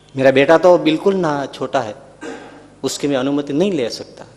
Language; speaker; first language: Hindi; non-native, local second language; Gujarati